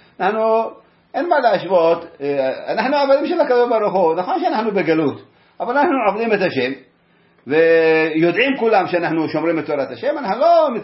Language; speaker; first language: Hebrew; native; Hebrew